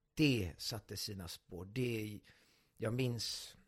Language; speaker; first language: Swedish; native; Swedish